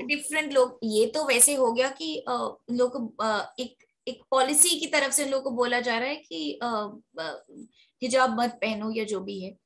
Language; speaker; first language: Hindi; native; Hindi